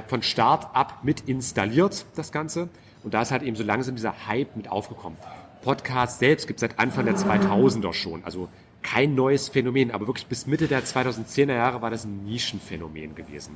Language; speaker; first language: German; native; German